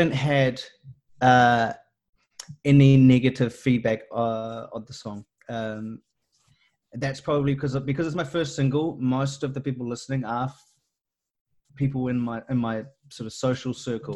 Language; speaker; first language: English; native; English